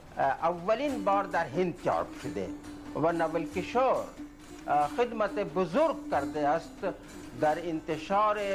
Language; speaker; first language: Persian; non-native, fluent; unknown